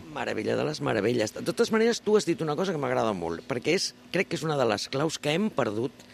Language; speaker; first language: Catalan; native; Catalan